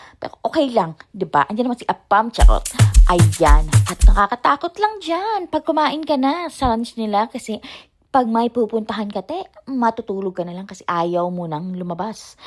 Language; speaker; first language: Filipino; native; Filipino